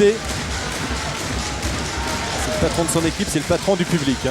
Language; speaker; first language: French; native; French